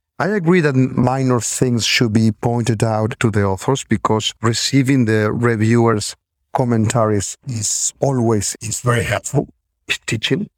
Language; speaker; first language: English; non-native, fluent; Spanish